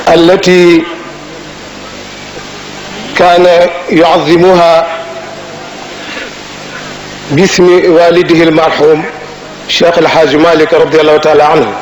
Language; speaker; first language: Arabic; non-native, local second language; Wolof